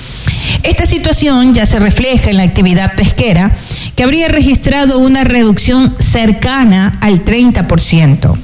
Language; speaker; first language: Spanish; native; Spanish